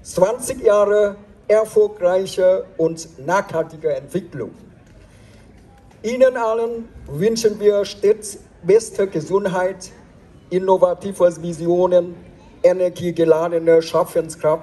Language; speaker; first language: German; non-native, fluent; Vietnamese